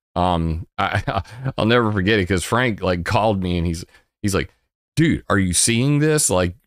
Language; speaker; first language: English; native; English